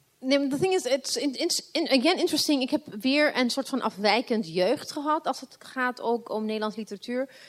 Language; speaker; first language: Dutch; non-native, fluent; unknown